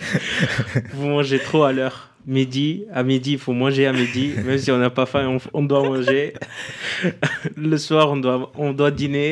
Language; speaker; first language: French; non-native, fluent; Arabic